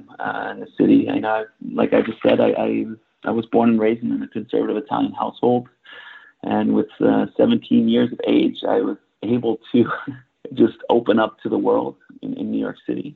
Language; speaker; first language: English; native; English